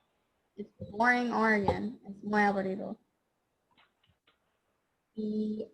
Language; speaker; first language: Spanish; non-native, learner; English